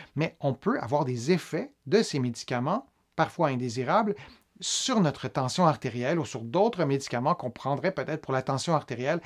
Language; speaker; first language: French; native; French